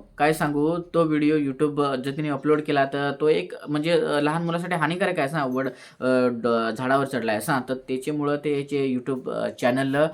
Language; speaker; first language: Marathi; native; Marathi